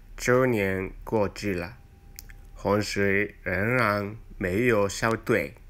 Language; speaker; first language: Chinese; non-native, learner; Japanese